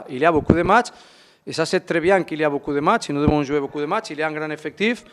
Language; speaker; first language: French; non-native, fluent; Spanish